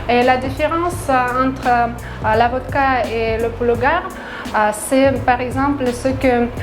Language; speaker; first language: French; non-native, fluent; Russian